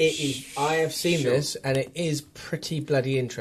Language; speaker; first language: English; native; English